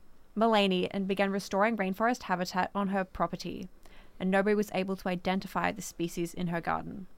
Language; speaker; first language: English; native; English